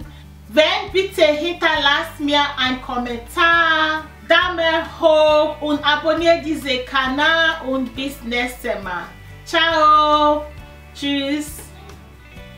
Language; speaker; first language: German; non-native, learner; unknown